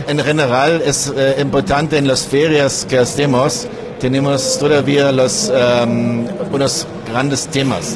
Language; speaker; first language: Spanish; non-native, learner; German